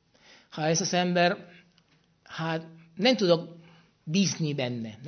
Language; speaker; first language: Hungarian; non-native, fluent; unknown